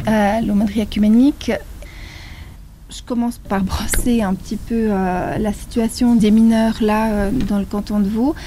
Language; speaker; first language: French; native; French